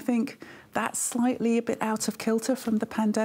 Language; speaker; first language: English; native; English